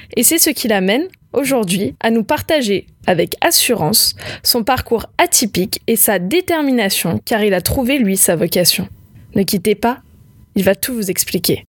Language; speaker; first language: French; native; French